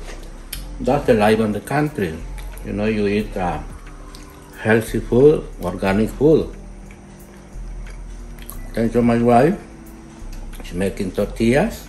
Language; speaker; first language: English; non-native, learner; Spanish